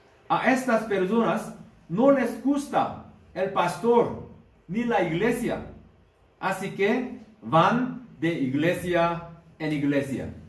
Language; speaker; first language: Spanish; non-native, learner; Korean